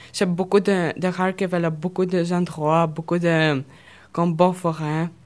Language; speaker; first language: French; non-native, learner; Russian